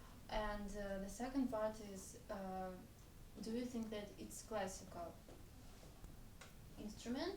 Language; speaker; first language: English; non-native, fluent; Russian